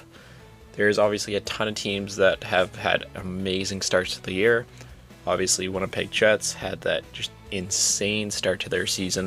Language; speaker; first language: English; native; English